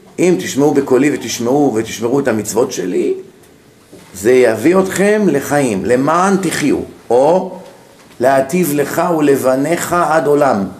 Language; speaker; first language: Hebrew; native; Hebrew